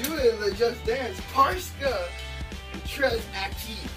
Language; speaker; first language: French; non-native, learner; English